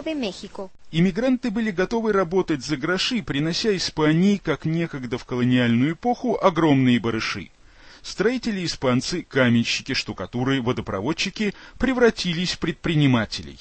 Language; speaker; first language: Russian; native; Russian